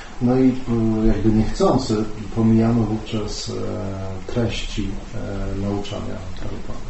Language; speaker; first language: Polish; native; Polish